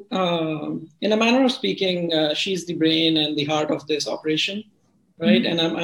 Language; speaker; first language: English; non-native, local second language; Hindi